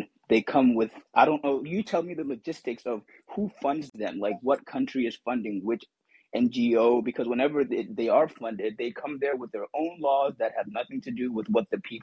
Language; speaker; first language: English; non-native, local second language; Somali